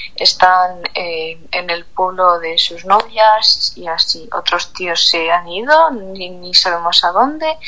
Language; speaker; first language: Spanish; non-native, fluent; Ukrainian